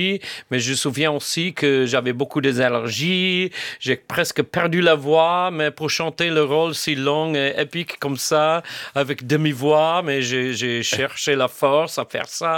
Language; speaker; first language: French; non-native, fluent; English